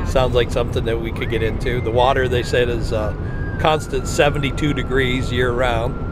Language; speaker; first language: English; native; English